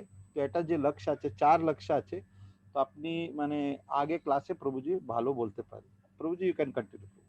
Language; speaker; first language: Bangla; non-native, learner; Hindi